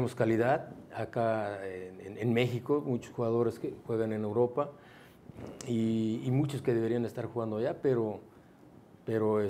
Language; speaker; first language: Spanish; native; Spanish